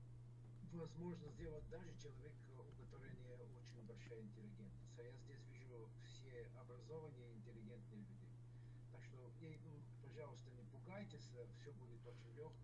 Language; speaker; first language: Russian; non-native, learner; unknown